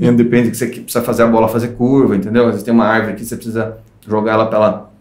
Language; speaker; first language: Portuguese; native; Portuguese